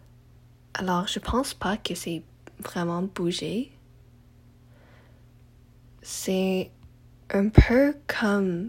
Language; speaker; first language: French; non-native, learner; English